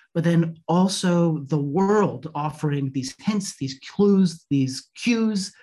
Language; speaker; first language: English; native; English